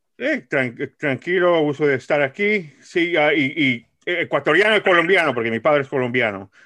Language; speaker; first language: Spanish; early bilingual, heritage; Spanish